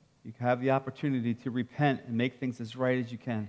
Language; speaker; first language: English; native; English